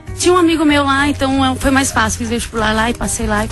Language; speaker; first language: Portuguese; native; Portuguese